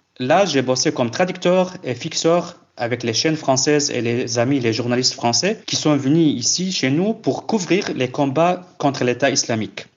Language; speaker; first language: French; non-native, fluent; Kurdish